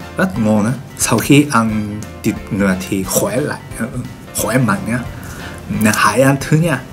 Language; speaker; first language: Vietnamese; non-native, learner; Japanese